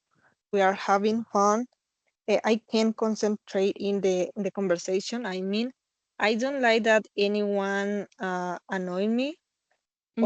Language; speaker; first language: English; non-native, learner; Spanish